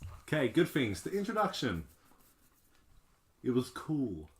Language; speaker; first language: English; native; English